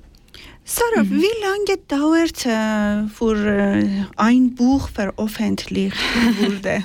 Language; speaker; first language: German; non-native, learner; Persian